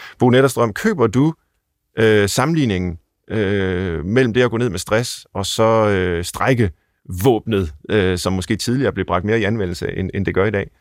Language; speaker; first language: Danish; native; Danish